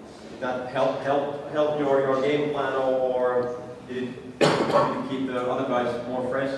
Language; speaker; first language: English; non-native, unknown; Finnish